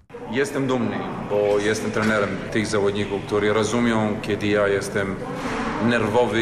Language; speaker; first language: Polish; non-native, learner; Serbian